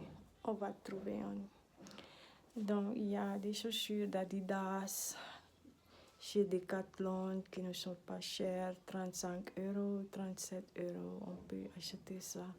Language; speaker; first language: French; non-native, learner; Dutch